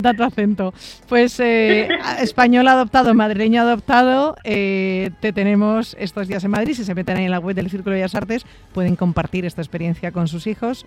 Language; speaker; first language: Spanish; native; Spanish